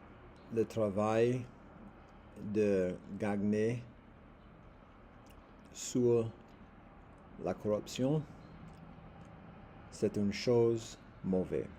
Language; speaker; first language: French; non-native, learner; English